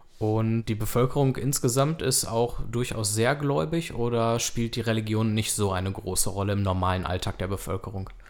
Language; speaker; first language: German; native; German